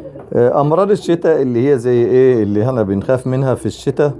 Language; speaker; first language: Arabic; native; Arabic